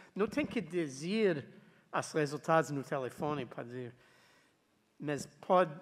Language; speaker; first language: Portuguese; non-native, learner; English